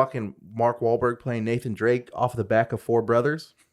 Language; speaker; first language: English; native; English